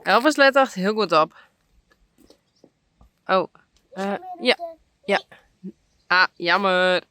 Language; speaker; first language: Dutch; native; Dutch